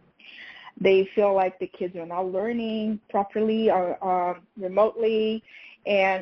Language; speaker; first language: English; non-native, fluent; Portuguese